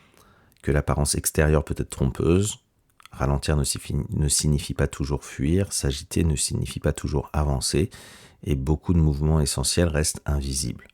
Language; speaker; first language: French; native; French